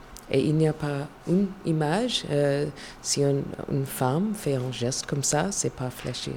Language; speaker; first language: French; non-native, learner; English